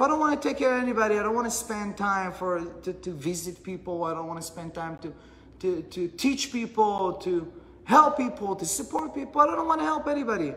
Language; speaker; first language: English; non-native, fluent; Hebrew